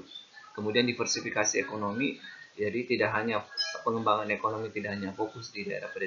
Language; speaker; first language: Indonesian; native; Indonesian